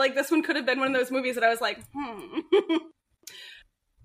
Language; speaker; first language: English; native; English